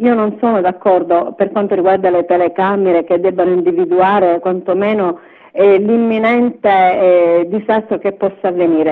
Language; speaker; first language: Italian; native; Italian